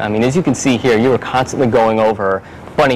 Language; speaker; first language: English; native; English